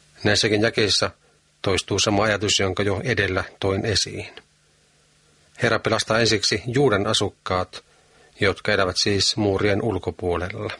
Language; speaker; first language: Finnish; native; Finnish